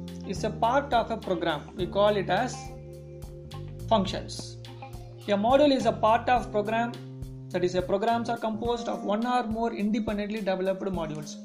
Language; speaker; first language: English; non-native, local second language; Tamil